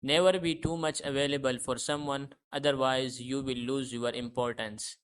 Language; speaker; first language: English; non-native, local second language; Urdu